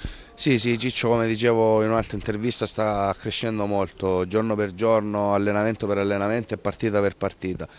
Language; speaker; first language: Italian; native; Italian